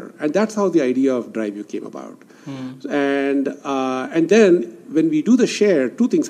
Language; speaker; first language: English; non-native, local second language; Kannada